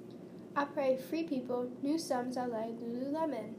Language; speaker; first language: French; non-native, learner; English